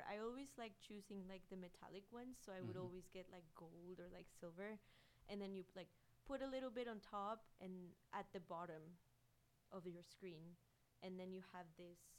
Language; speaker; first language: English; non-native, fluent; Spanish